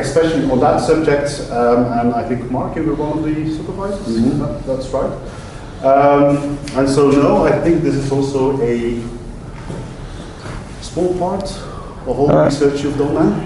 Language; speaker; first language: English; non-native, fluent; Dutch